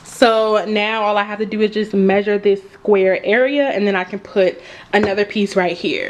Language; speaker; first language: English; native; English